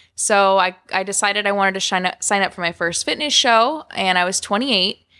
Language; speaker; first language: English; native; English